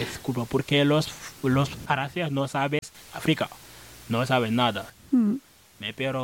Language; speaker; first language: Spanish; non-native, learner; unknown